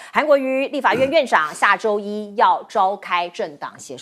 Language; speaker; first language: Chinese; native; Chinese